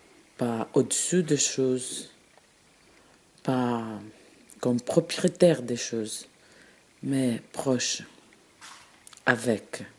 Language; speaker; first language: French; non-native, fluent; Portuguese